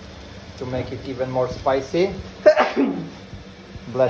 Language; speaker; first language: English; non-native, fluent; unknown